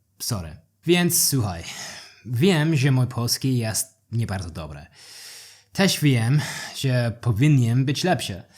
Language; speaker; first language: Polish; non-native, learner; English